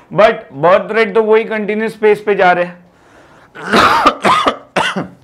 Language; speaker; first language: Hindi; non-native, local second language; Gujarati